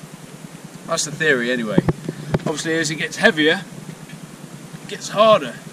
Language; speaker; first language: English; native; English